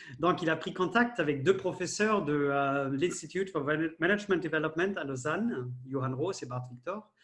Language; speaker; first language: French; non-native, fluent; German